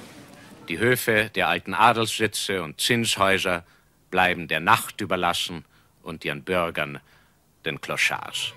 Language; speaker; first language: German; native; German